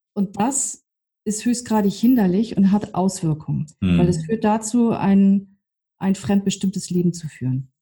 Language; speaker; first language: German; native; German